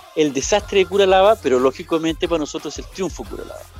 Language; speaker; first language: Spanish; native; Spanish